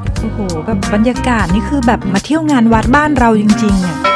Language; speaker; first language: Thai; native; Thai